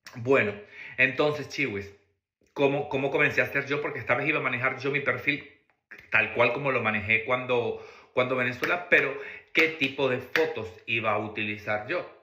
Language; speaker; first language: Spanish; native; Spanish